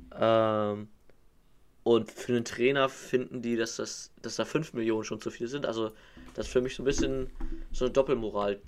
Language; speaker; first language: German; native; German